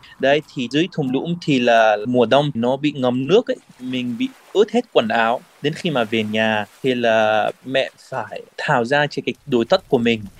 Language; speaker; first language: Vietnamese; non-native, fluent; Arabic